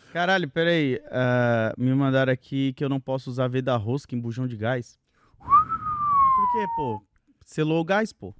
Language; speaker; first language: Portuguese; native; Portuguese